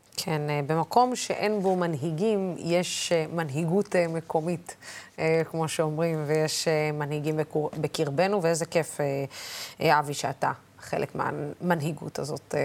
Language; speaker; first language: Hebrew; non-native, local second language; Arabic